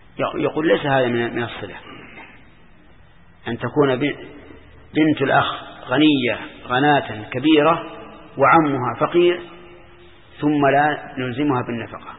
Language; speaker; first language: Arabic; native; Arabic